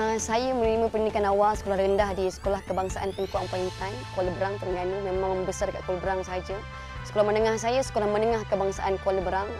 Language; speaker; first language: Malay; native; Malay